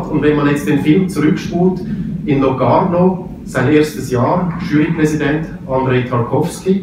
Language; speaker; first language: German; native; German